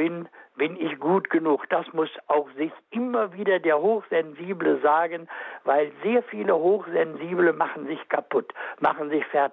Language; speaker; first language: German; native; German